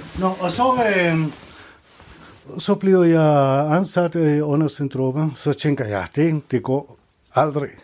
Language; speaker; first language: Danish; non-native, learner; Spanish